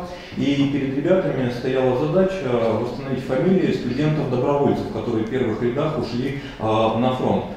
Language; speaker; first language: Russian; native; Russian